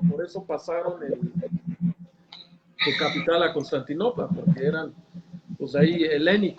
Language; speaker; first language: Spanish; native; Spanish